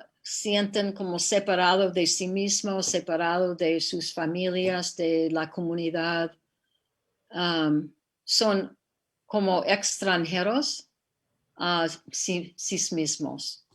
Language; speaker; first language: Spanish; non-native, fluent; English